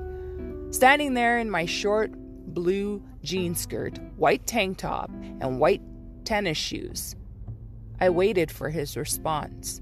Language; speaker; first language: English; native; English